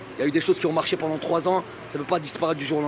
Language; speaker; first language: French; native; French